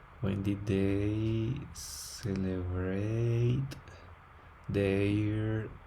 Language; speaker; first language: English; non-native, learner; Spanish